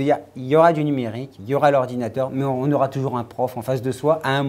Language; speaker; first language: French; native; French